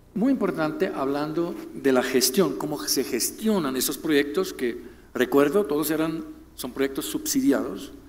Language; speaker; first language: Spanish; non-native, fluent; German